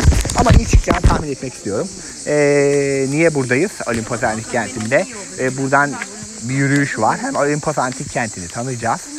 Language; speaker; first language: Turkish; native; Turkish